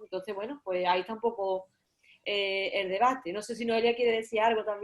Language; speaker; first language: Spanish; native; Spanish